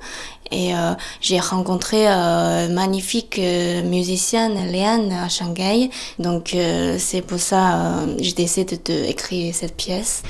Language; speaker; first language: French; non-native, fluent; Chinese